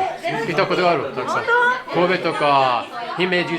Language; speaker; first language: Japanese; non-native, learner; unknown